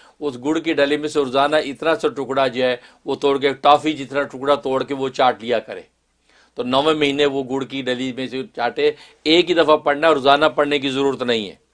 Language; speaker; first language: Urdu; native; Urdu